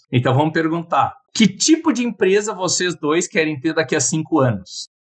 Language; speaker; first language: Portuguese; native; Portuguese